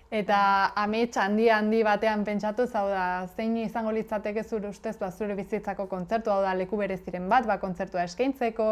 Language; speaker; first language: Basque; native; Basque